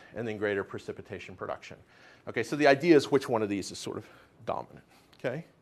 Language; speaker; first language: English; native; English